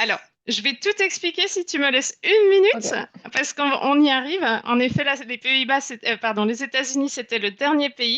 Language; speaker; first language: French; native; French